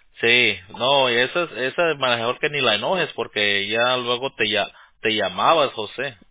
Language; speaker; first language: Spanish; early bilingual, heritage; Spanish